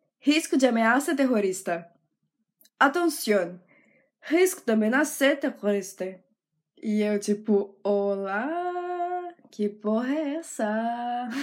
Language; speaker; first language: Portuguese; native; Portuguese